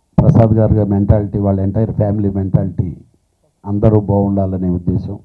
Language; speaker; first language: Telugu; native; Telugu